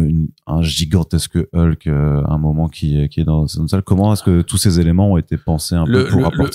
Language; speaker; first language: French; native; French